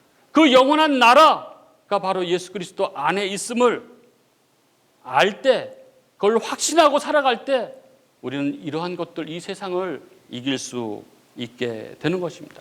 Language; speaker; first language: Korean; native; Korean